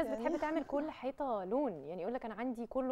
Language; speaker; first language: Arabic; native; Arabic